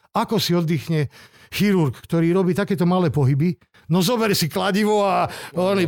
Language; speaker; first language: Slovak; non-native, local second language; Hungarian